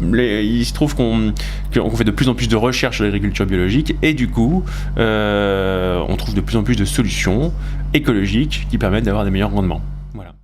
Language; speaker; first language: French; native; French